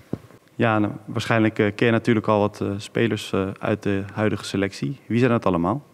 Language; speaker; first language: Dutch; native; Dutch